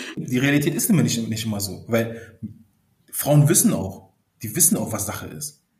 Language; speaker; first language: German; early bilingual, other home language; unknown